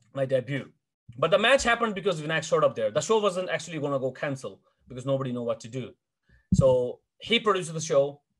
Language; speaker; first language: English; non-native, local second language; Hindi